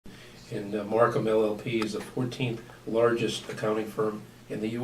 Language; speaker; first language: English; native; English